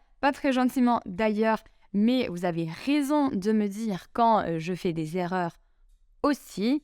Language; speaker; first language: French; native; French